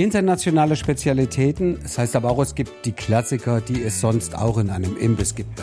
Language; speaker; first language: German; native; German